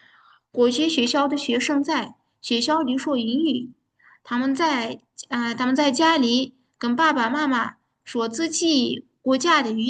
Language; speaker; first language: Chinese; non-native, fluent; Uzbek